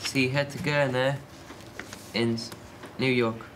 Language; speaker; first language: German; non-native, learner; English